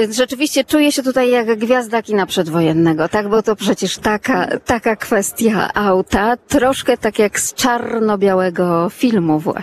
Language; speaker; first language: Polish; native; Polish